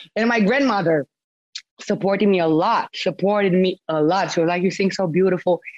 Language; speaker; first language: English; non-native, fluent; Romanian